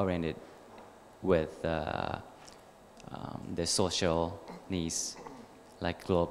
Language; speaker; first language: English; non-native, learner; Japanese